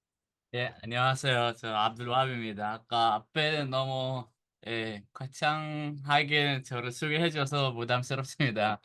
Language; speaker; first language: Korean; non-native, fluent; Arabic